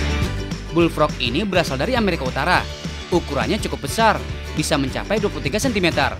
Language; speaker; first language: Indonesian; native; Indonesian